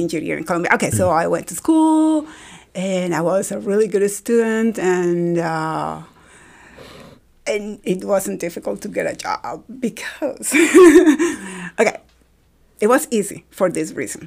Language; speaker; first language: English; non-native, fluent; Spanish